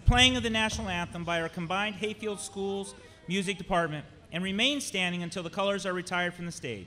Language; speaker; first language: English; native; English